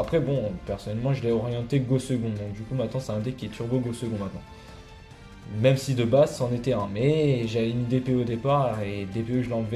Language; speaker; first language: French; native; French